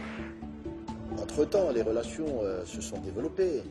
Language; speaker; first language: French; non-native, local second language; Malagasy